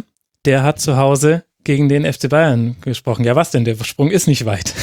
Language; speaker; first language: German; native; German